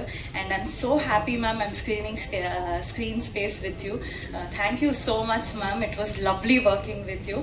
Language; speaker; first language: Tamil; non-native, learner; Kannada